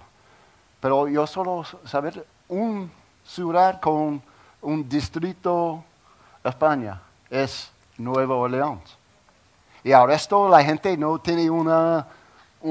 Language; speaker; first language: Spanish; non-native, learner; English